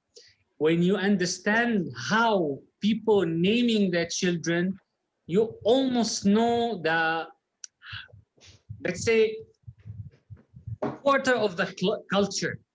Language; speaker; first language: English; non-native, learner; Arabic